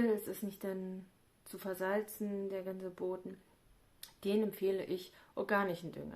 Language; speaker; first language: German; native; German